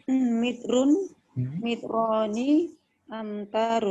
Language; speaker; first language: Arabic; non-native, learner; Indonesian